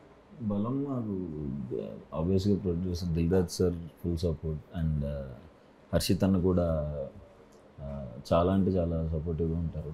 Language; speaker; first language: Telugu; native; Telugu